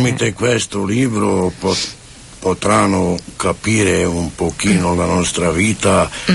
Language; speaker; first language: Italian; non-native, fluent; Romany